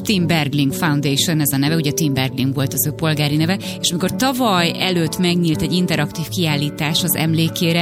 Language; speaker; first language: Hungarian; native; Hungarian